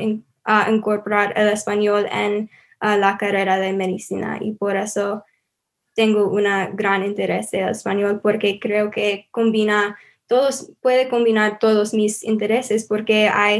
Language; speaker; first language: Spanish; non-native, learner; English